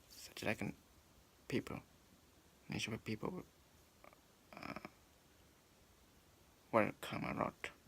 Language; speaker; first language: English; non-native, learner; Japanese